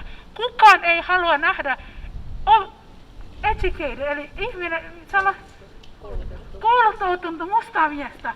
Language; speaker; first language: Finnish; early bilingual, other home language; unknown